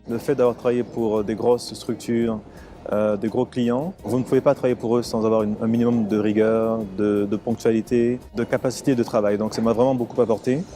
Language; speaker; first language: French; early bilingual, other home language; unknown